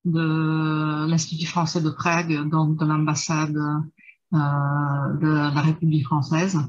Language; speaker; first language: French; non-native, fluent; Czech